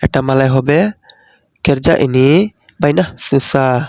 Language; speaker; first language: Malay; non-native, learner; Bangla